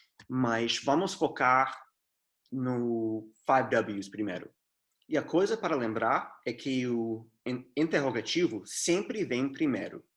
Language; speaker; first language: Portuguese; non-native, fluent; English